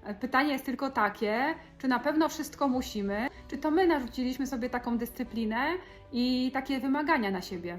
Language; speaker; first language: Polish; native; Polish